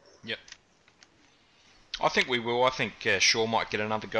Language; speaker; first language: English; native; English